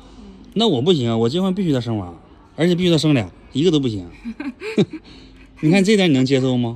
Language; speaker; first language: Chinese; native; Chinese